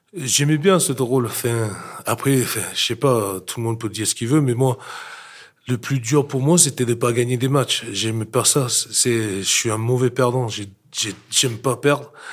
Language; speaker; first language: French; non-native, fluent; English